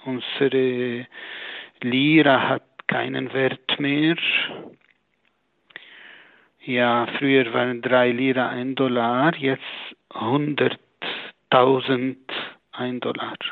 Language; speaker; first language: German; non-native, fluent; Arabic